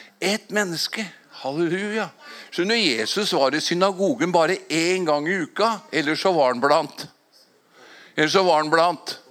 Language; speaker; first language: Norwegian; native; Norwegian